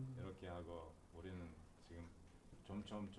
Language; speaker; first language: Korean; non-native, learner; Uzbek